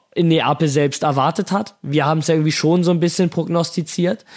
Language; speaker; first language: German; native; German